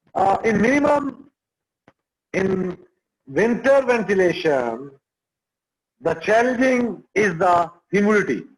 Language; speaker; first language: English; non-native, local second language; Urdu